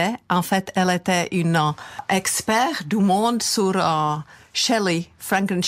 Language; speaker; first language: French; non-native, fluent; Czech